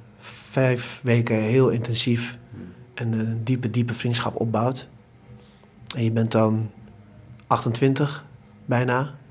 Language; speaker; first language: Dutch; early bilingual, other home language; Turkish